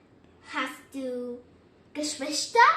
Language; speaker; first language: German; non-native, learner; Vietnamese